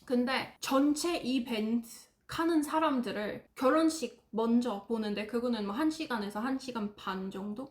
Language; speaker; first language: Korean; non-native, fluent; English